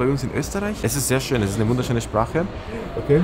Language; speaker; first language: German; early bilingual, other home language; Persian